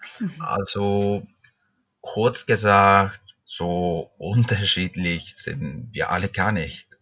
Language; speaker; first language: German; non-native, fluent; Spanish